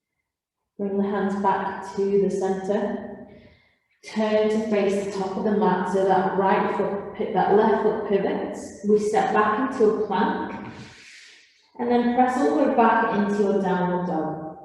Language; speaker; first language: English; native; English